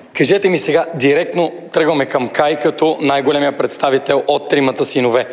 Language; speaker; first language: Bulgarian; native; Bulgarian